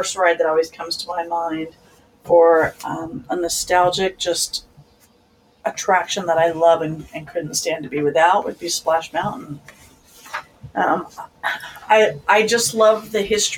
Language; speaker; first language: English; native; English